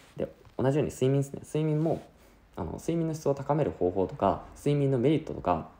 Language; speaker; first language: Japanese; native; Japanese